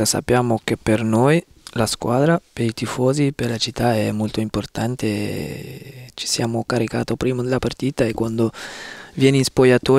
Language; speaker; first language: Italian; non-native, fluent; Dutch